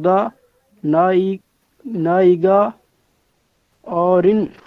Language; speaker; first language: Korean; non-native, learner; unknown